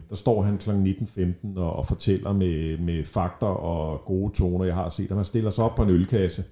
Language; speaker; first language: Danish; native; Danish